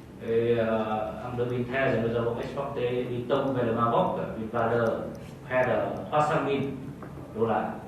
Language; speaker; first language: French; non-native, fluent; Vietnamese